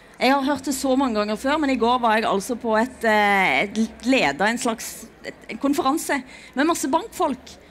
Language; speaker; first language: Norwegian; native; Norwegian